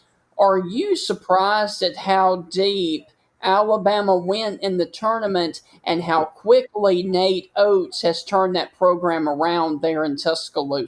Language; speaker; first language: English; native; English